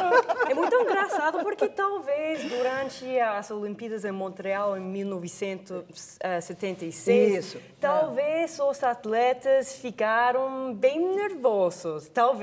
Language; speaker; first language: Portuguese; non-native, fluent; English